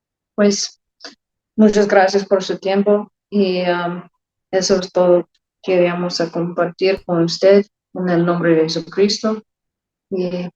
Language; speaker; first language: Spanish; non-native, learner; English